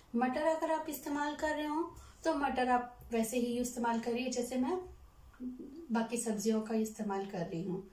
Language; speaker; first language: Hindi; non-native, local second language; Telugu